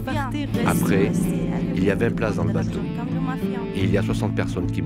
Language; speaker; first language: French; non-native, learner; Arabic